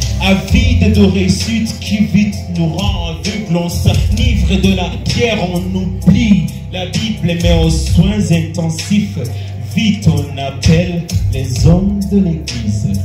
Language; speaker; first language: French; non-native, local second language; Rundi